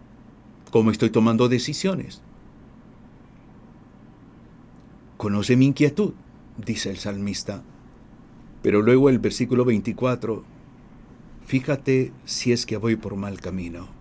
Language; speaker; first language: Spanish; native; Spanish